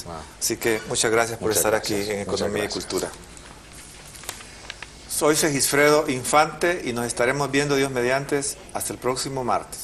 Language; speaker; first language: Spanish; native; Spanish